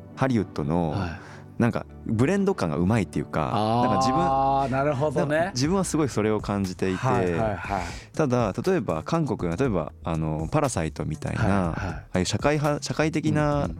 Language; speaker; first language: Japanese; early bilingual, other home language; Korean